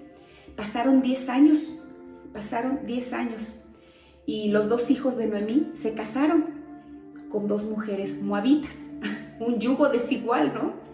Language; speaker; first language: Spanish; native; Spanish